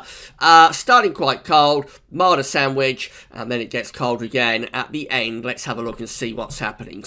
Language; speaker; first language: English; native; English